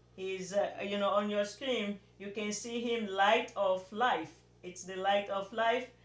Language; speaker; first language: English; non-native, local second language; Yoruba